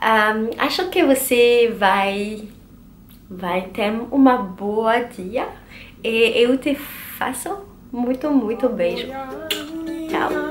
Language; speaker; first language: Portuguese; non-native, learner; French